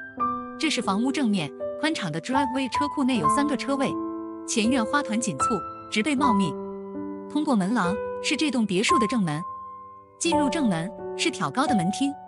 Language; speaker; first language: Chinese; native; Chinese